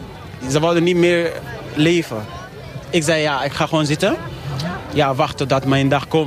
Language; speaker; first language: Dutch; non-native, learner; Arabic